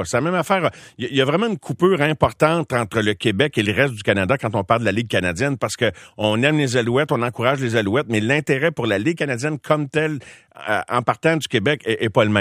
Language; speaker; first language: French; native; French